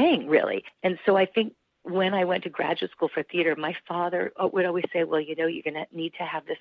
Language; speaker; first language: English; native; English